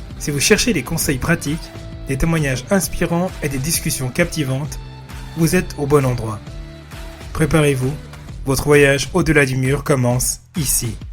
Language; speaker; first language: French; native; French